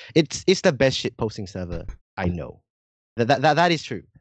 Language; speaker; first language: English; non-native, fluent; Indonesian